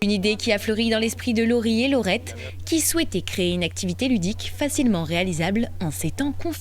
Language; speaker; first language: French; native; French